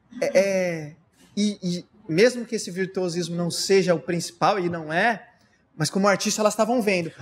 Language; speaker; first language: Portuguese; native; Portuguese